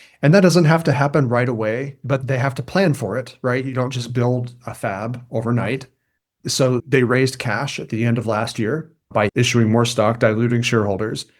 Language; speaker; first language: English; native; English